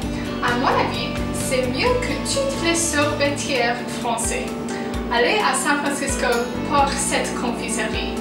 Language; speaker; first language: French; non-native, learner; English